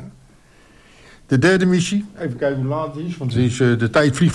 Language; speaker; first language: Dutch; native; Dutch